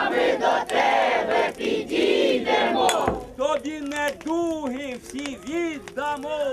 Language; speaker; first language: Ukrainian; native; Ukrainian